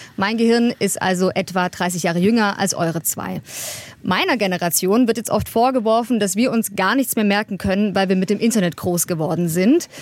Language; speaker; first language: German; native; German